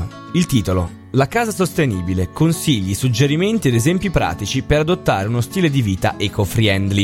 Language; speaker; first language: Italian; native; Italian